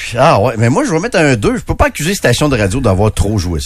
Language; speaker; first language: French; native; French